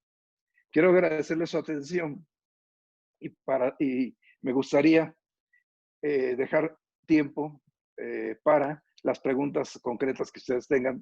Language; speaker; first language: Spanish; native; Spanish